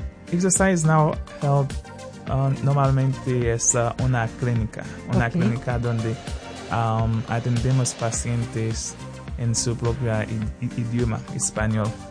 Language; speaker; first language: Spanish; non-native, fluent; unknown